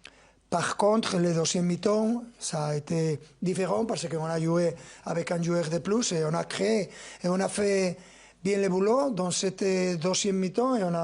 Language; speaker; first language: French; non-native, fluent; Spanish